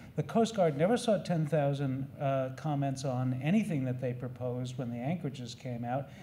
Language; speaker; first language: English; native; English